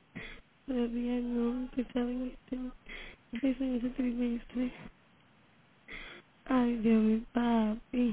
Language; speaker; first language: Spanish; native; Spanish